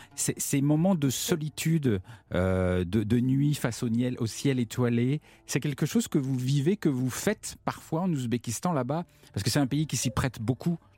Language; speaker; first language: French; native; French